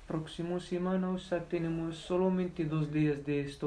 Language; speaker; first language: Spanish; non-native, learner; Berber languages